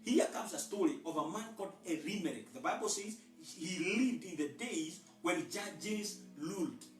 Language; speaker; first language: English; non-native, local second language; Swahili